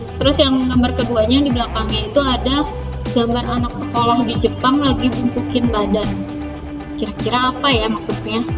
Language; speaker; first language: Indonesian; native; Indonesian